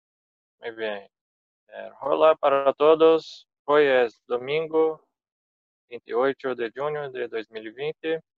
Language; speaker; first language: Spanish; non-native, fluent; Portuguese